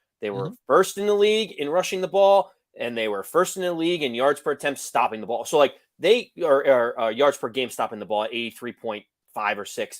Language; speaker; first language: English; native; English